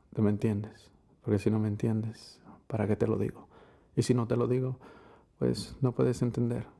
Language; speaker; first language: Spanish; non-native, learner; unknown